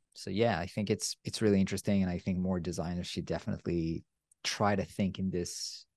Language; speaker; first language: English; non-native, fluent; Hebrew